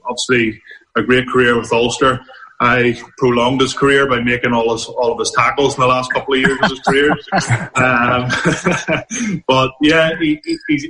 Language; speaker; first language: English; native; English